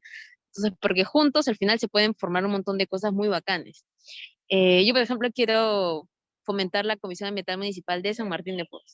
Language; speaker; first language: Spanish; native; Spanish